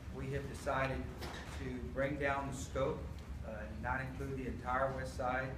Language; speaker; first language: English; early bilingual, other home language; Spanish